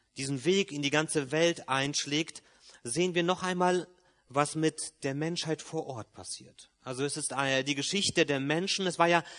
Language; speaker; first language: German; early bilingual, other home language; Polish